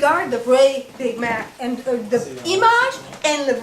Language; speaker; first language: French; non-native, learner; English